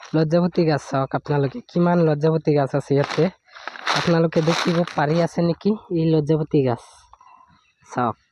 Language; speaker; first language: Assamese; non-native, local second language; Bangla